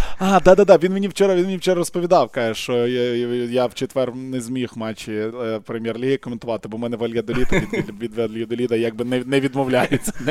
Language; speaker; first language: Ukrainian; non-native, local second language; Russian